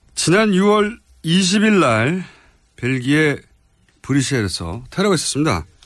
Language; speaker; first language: Korean; native; Korean